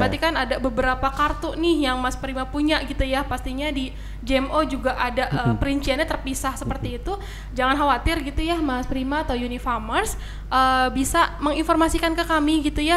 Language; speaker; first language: Indonesian; native; Indonesian